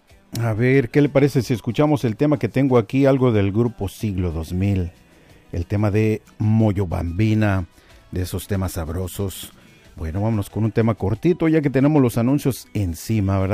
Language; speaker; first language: Spanish; native; Spanish